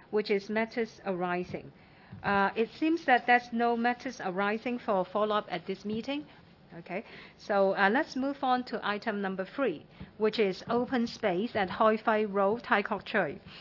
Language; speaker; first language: English; non-native, local second language; Cantonese